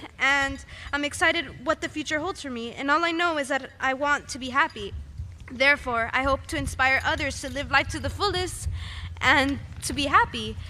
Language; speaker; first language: English; early bilingual, other home language; Spanish